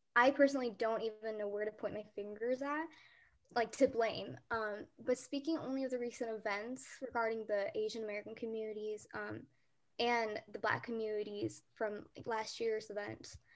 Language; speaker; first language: English; early bilingual, other home language; Korean